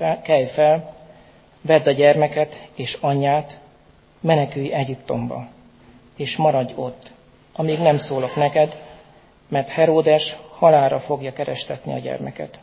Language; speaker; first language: Hungarian; native; Hungarian